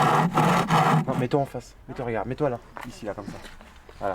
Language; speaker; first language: French; early bilingual, other home language; Portuguese